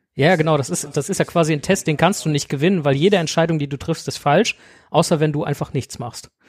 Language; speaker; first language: German; native; German